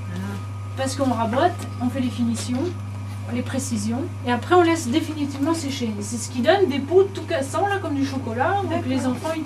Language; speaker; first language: French; native; French